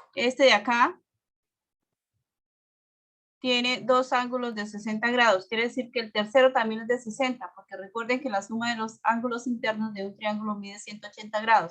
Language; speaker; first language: Spanish; native; Spanish